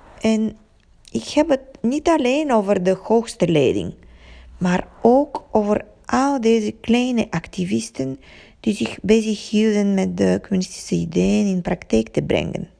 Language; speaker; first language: Dutch; non-native, fluent; Bulgarian